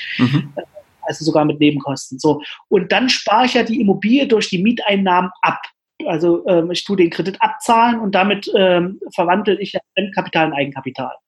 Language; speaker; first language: German; native; German